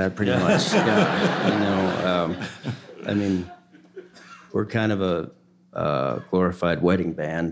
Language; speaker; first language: English; native; English